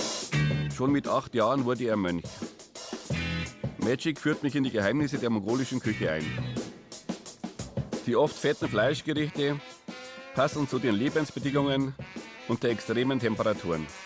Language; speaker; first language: German; native; German